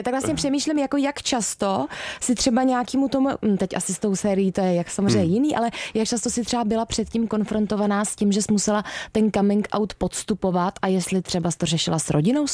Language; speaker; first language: Czech; native; Czech